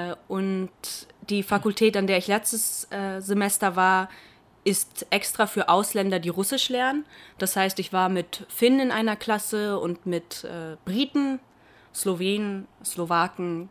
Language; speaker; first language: German; early bilingual, heritage; Portuguese